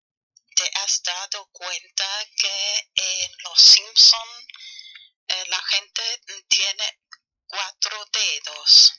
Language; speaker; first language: Spanish; non-native, fluent; German